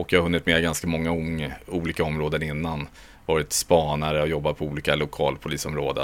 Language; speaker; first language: Swedish; native; Swedish